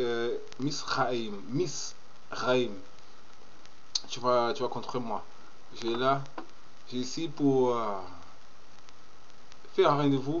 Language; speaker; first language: French; non-native, learner; Portuguese